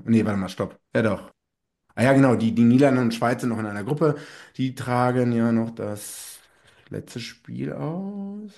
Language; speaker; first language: German; native; German